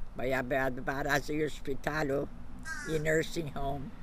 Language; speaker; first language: Polish; early bilingual, heritage; Polish